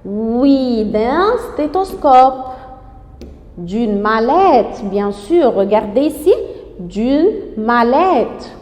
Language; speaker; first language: French; non-native, fluent; Arabic